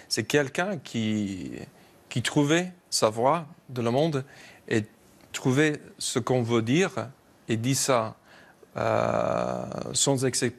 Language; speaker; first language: French; non-native, learner; English